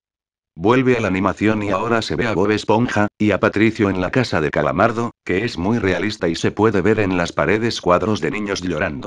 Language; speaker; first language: Spanish; native; Spanish